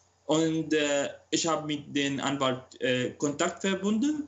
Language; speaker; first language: German; non-native, local second language; Arabic